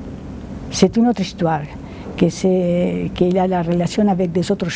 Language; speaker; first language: French; non-native, fluent; Spanish